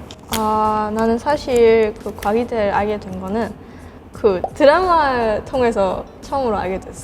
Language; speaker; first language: Korean; non-native, fluent; Burmese